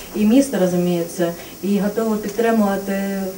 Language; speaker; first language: Ukrainian; non-native, fluent; Estonian